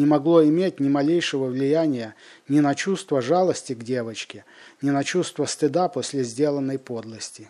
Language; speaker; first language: Russian; native; Russian